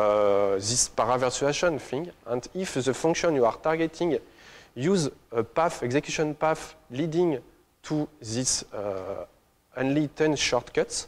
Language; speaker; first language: English; non-native, fluent; French